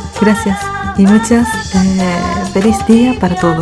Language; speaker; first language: Spanish; early bilingual, other home language; Japanese